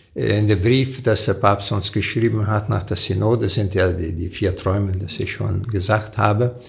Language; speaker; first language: German; early bilingual, other home language; Portuguese